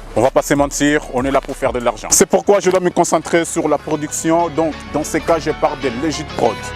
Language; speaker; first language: French; non-native, fluent; Portuguese